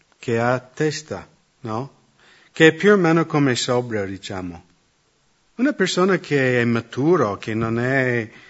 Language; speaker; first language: Italian; non-native, fluent; English